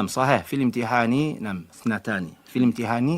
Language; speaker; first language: Arabic; non-native, fluent; Malay